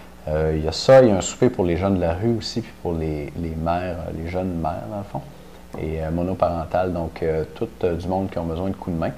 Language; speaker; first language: French; native; French